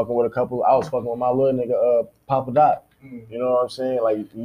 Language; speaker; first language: English; native; English